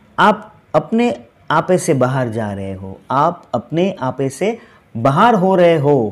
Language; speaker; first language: Hindi; native; Hindi